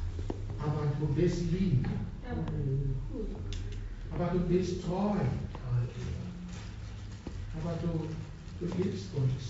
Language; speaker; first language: German; non-native, fluent; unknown